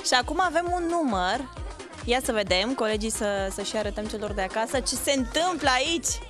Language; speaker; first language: Romanian; native; Romanian